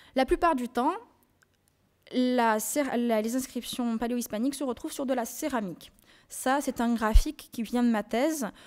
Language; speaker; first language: French; native; French